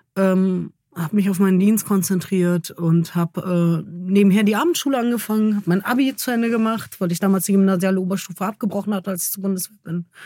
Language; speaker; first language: German; early bilingual, other home language; Kurdish